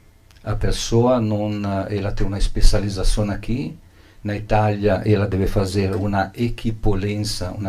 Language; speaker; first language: Portuguese; non-native, learner; Italian